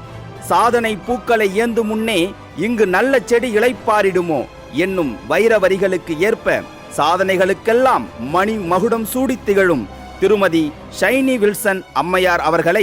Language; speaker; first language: Tamil; native; Tamil